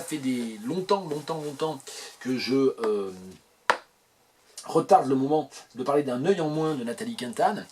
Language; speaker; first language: French; native; French